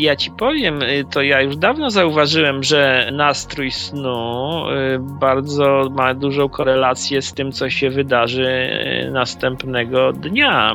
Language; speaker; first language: Polish; native; Polish